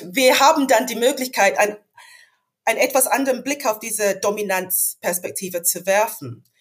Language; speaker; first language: German; non-native, fluent; English